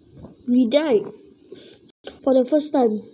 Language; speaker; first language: English; non-native, local second language; Malay